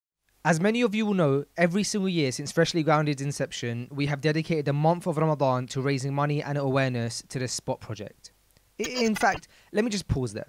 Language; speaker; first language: English; native; English